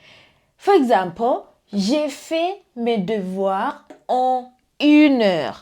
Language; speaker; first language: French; non-native, fluent; English